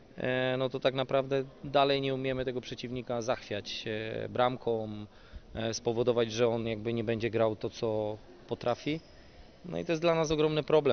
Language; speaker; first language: Polish; native; Polish